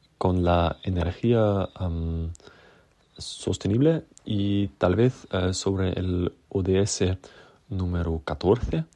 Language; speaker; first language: Spanish; non-native, learner; German